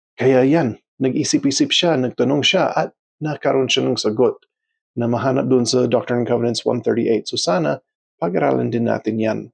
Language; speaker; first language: Filipino; non-native, fluent; English